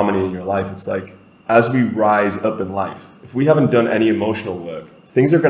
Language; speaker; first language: English; native; English